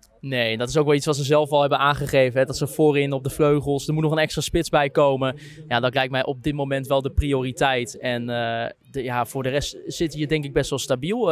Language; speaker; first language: Dutch; native; Dutch